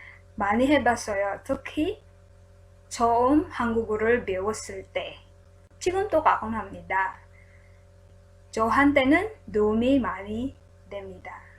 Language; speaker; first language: Korean; non-native, learner; Filipino